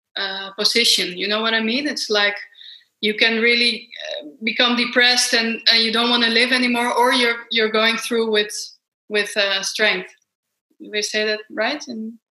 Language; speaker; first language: English; non-native, fluent; Dutch